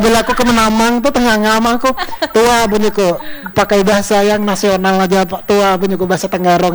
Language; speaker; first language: Indonesian; non-native, local second language; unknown